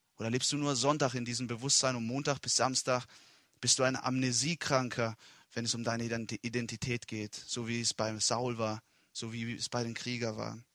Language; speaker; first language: German; non-native, fluent; Italian